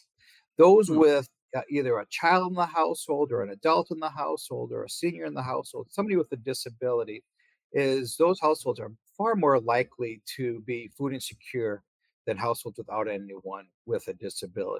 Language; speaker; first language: English; native; English